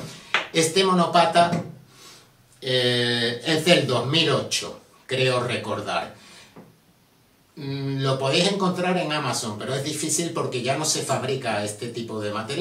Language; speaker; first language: Spanish; native; Spanish